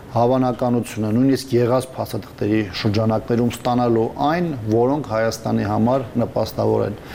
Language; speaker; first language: Armenian; native; Armenian